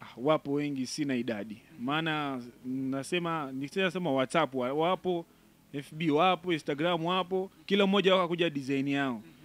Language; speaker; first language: Swahili; native; Swahili